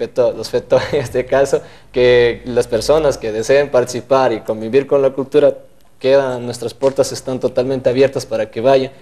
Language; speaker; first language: Spanish; non-native, local second language; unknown